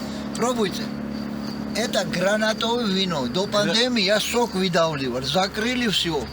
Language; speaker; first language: Russian; non-native, fluent; Georgian